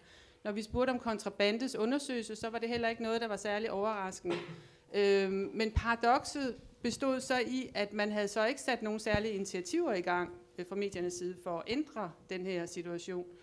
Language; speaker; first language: Danish; native; Danish